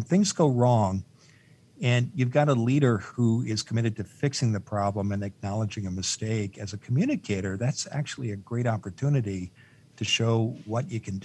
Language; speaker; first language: English; native; English